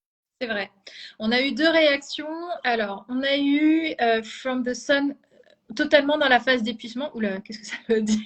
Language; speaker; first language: French; native; French